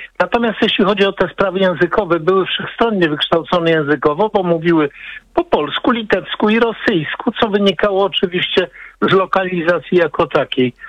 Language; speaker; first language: Polish; native; Polish